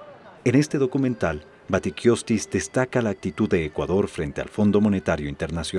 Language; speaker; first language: Spanish; native; Spanish